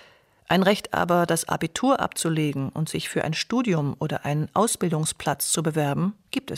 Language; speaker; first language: German; native; German